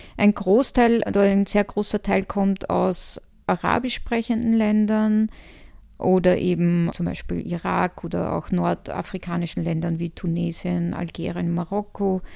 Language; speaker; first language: German; native; German